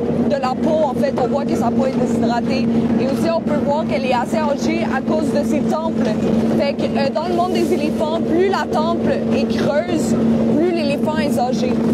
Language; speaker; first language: French; native; French